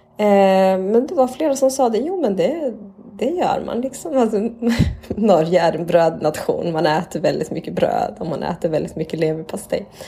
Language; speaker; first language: Swedish; early bilingual, other home language; Spanish